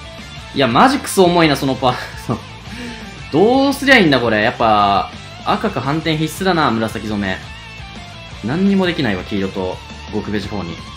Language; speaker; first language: Japanese; native; Japanese